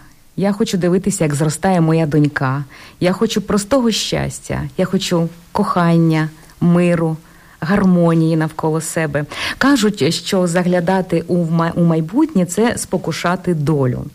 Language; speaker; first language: Ukrainian; native; Ukrainian